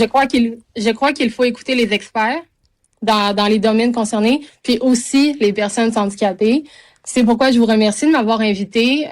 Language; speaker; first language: French; native; French